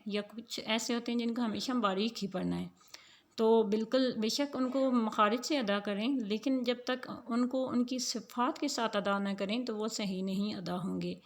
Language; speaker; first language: Urdu; native; Urdu